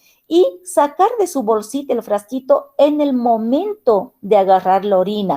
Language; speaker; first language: Spanish; native; Spanish